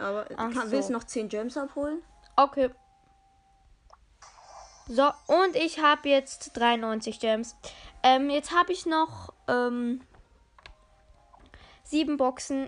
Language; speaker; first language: German; native; German